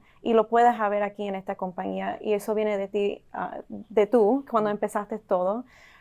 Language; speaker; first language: Spanish; early bilingual, heritage; Spanish